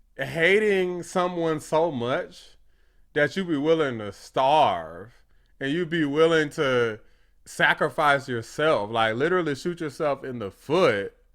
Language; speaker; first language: English; native; English